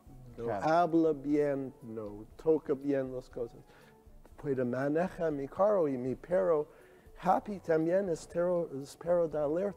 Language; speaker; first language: Spanish; non-native, learner; English